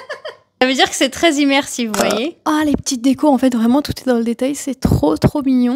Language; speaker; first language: French; native; French